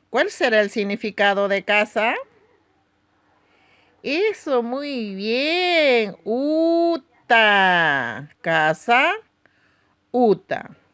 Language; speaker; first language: Spanish; non-native, local second language; Aymara